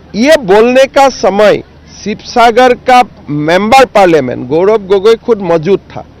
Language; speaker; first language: Hindi; non-native, local second language; Assamese